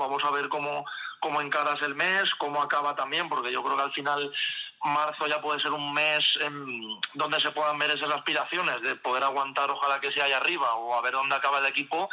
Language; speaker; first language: Spanish; native; Spanish